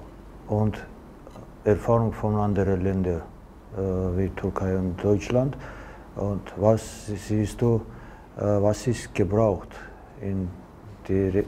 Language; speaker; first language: German; non-native, learner; Georgian